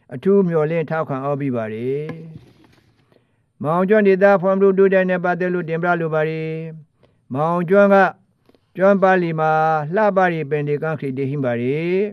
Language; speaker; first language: Burmese; native; Burmese